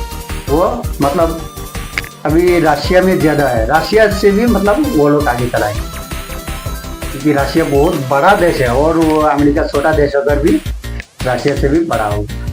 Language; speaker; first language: Hindi; non-native, local second language; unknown